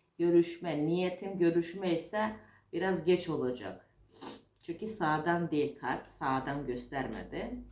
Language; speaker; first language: Turkish; non-native, fluent; Russian